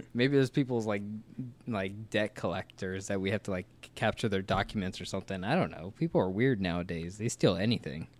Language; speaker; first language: English; native; English